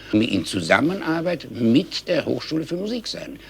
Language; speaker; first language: German; native; German